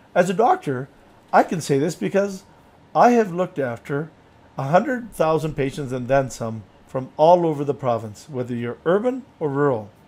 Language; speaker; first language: English; native; English